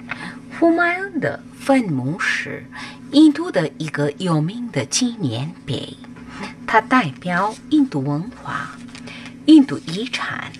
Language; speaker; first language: Chinese; non-native, local second language; Urdu